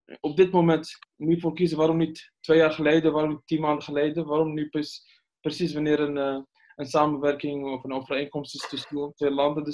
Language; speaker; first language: Dutch; early bilingual, other home language; Arabic